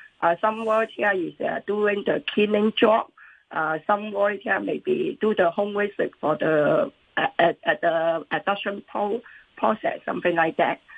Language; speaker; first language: English; non-native, local second language; Cantonese